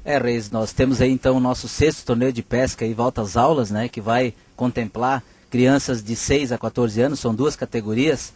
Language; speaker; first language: Portuguese; native; Portuguese